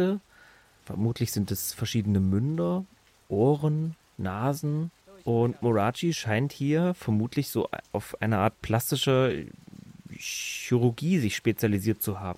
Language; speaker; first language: German; native; German